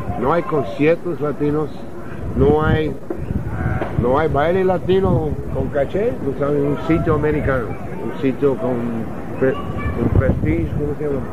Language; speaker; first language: Spanish; non-native, learner; English